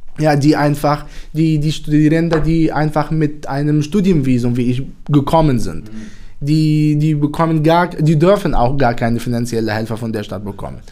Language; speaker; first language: German; non-native, fluent; Arabic